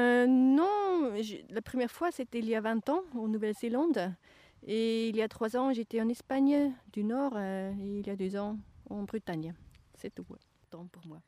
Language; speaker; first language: French; non-native, fluent; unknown